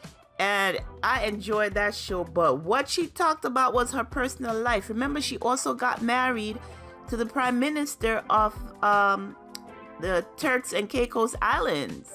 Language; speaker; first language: English; native; English